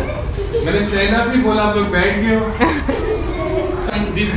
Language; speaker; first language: Hindi; native; Hindi